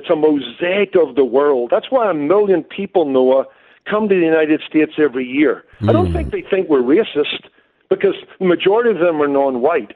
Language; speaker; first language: English; native; English